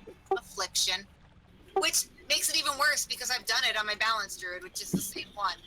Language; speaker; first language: English; native; English